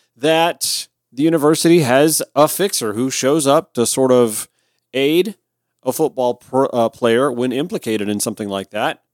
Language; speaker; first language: English; native; English